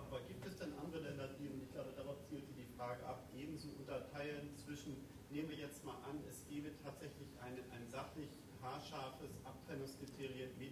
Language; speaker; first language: German; native; German